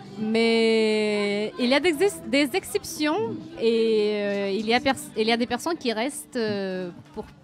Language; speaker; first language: French; non-native, fluent; Russian